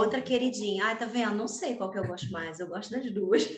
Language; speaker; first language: Portuguese; native; Portuguese